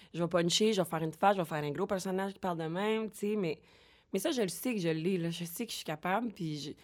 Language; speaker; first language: French; native; French